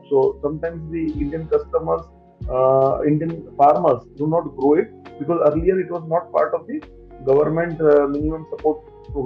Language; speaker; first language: English; non-native, local second language; Gujarati